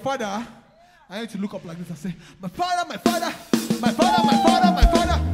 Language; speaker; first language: English; non-native, local second language; Igbo